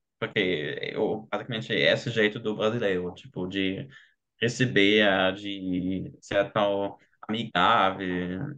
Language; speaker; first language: Portuguese; non-native, fluent; German